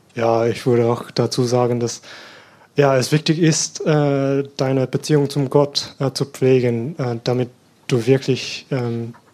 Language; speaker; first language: German; non-native, learner; English